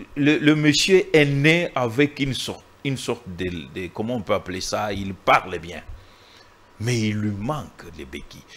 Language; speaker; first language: French; non-native, local second language; Swahili